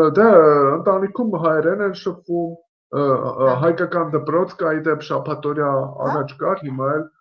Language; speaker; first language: Armenian; native; Armenian